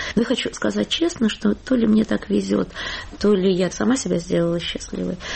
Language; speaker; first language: Russian; native; Russian